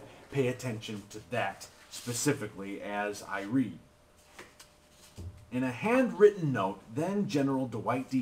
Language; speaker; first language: English; native; English